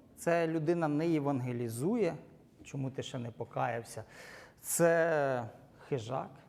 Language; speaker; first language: Ukrainian; non-native, local second language; Russian